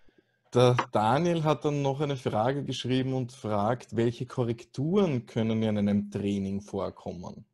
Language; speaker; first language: German; native; German